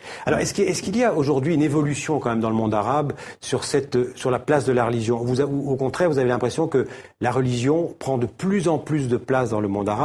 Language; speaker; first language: French; native; French